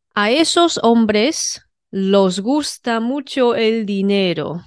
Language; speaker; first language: Spanish; non-native, fluent; Chinese